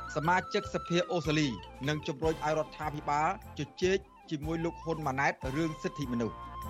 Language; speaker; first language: Khmer; native; Khmer